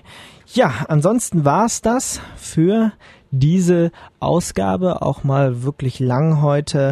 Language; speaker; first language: German; native; German